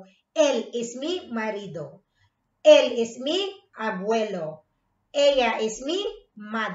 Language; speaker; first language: Spanish; non-native, fluent; Filipino